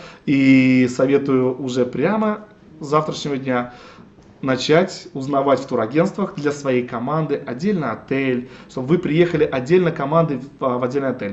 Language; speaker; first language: Russian; native; Russian